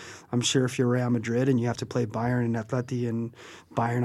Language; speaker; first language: English; native; English